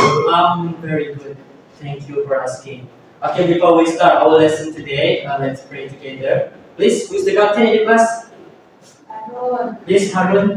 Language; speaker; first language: English; non-native, learner; Indonesian